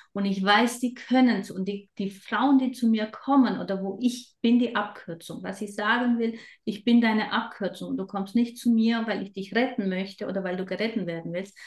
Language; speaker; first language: German; non-native, fluent; Romanian